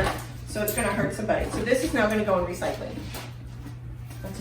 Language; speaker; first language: English; native; English